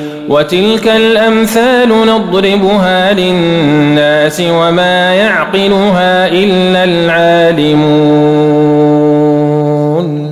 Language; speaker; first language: Arabic; native; Arabic